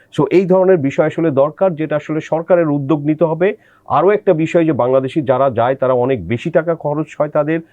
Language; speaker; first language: Bangla; native; Bangla